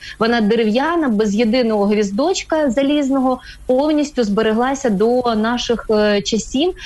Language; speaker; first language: Ukrainian; native; Ukrainian